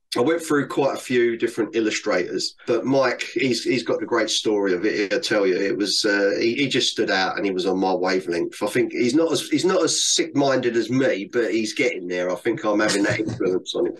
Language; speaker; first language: English; native; English